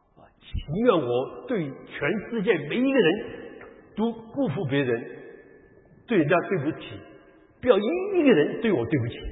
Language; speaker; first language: Chinese; native; Chinese